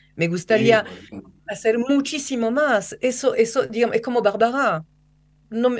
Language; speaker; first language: Spanish; non-native, fluent; French